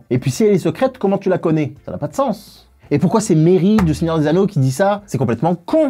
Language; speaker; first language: French; native; French